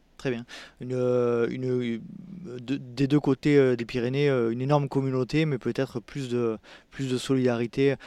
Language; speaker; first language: French; native; French